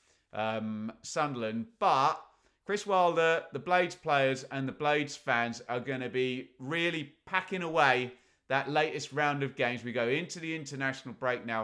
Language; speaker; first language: English; native; English